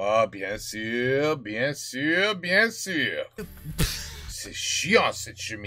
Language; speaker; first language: French; non-native, learner; English